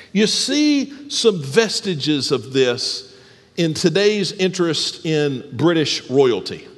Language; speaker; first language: English; native; English